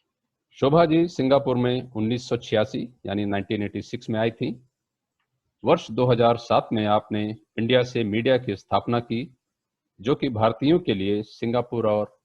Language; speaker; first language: Hindi; native; Hindi